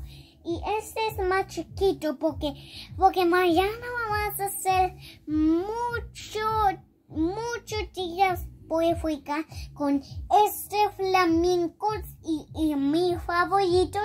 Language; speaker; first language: Spanish; early bilingual, heritage; English